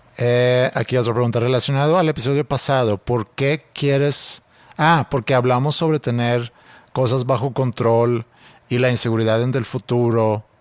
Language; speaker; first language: Spanish; non-native, fluent; Swedish